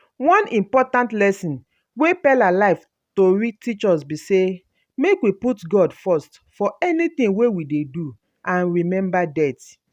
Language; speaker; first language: Nigerian Pidgin; native; Nigerian Pidgin